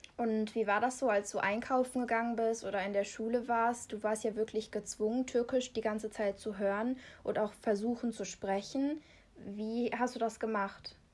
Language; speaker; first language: German; native; German